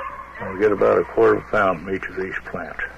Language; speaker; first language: English; native; English